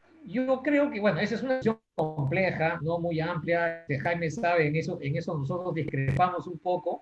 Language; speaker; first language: Spanish; native; Spanish